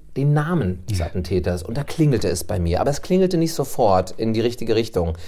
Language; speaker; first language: German; native; German